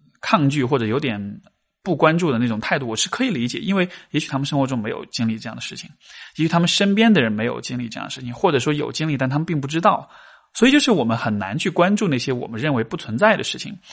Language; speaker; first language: Chinese; native; Chinese